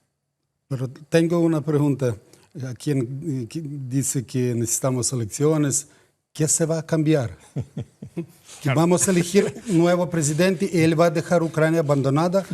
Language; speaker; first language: Spanish; non-native, fluent; Ukrainian